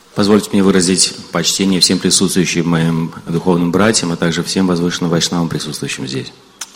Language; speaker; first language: Russian; native; Russian